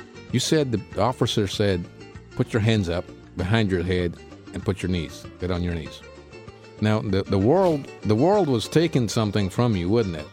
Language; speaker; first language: English; native; English